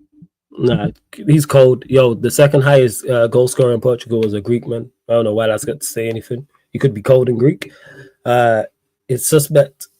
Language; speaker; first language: English; native; English